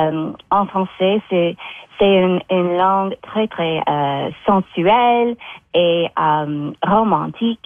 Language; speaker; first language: French; non-native, local second language; English